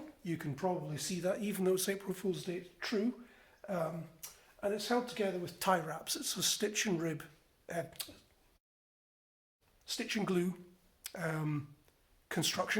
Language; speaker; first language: English; native; English